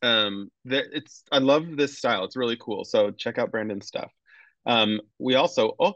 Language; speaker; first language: English; native; English